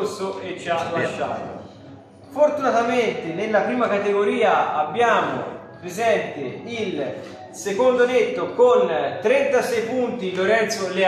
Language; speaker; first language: Italian; native; Italian